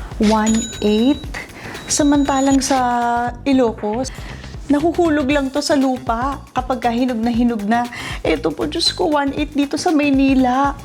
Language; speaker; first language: Filipino; non-native, local second language; Iloko